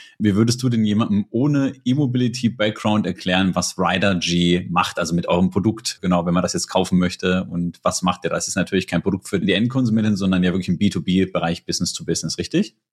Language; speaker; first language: German; native; German